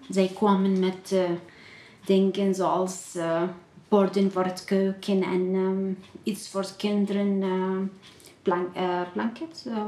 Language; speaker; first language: Dutch; non-native, learner; Arabic